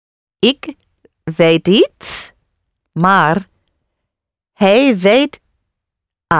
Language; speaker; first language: Dutch; non-native, learner; English